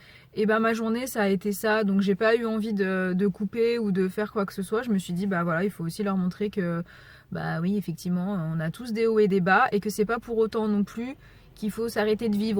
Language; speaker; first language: French; native; French